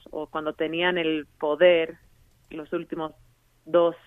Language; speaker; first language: Spanish; early bilingual, heritage; Spanish